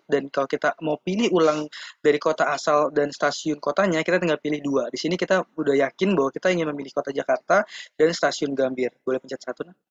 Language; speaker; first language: Indonesian; native; Indonesian